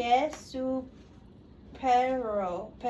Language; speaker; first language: Spanish; non-native, learner; English